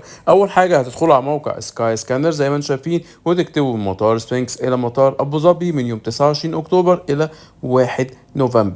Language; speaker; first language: Arabic; native; Arabic